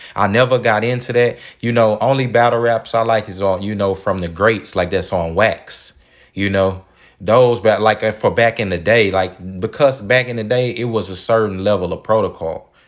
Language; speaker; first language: English; native; English